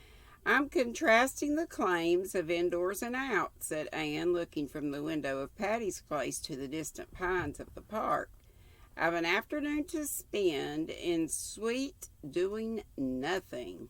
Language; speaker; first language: English; native; English